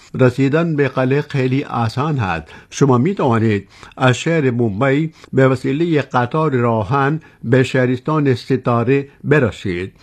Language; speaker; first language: Persian; non-native, fluent; Urdu